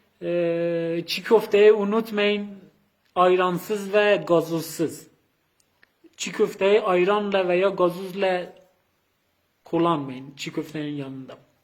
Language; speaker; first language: Turkish; non-native, fluent; Azerbaijani